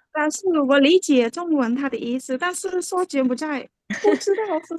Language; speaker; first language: Chinese; non-native, learner; Khmer